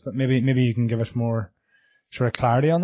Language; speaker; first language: English; native; English